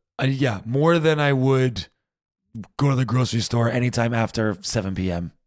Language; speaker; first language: English; native; English